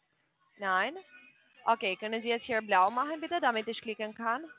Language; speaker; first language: German; non-native, fluent; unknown